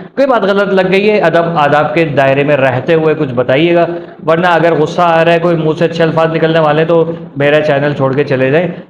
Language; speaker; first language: Urdu; native; Urdu